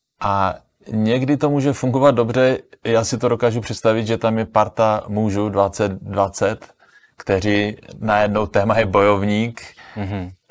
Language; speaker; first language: Czech; native; Czech